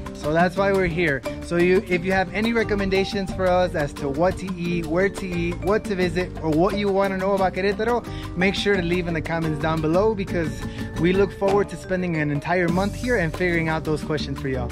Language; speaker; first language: English; native; English